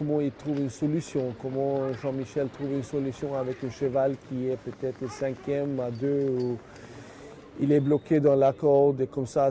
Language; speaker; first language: French; non-native, fluent; Swedish